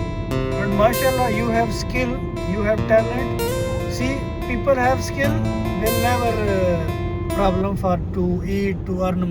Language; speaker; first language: English; non-native, learner; Urdu